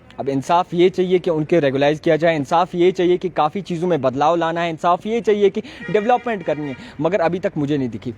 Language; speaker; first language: Hindi; non-native, local second language; Kashmiri